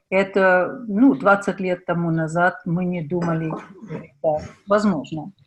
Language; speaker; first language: Russian; non-native, fluent; German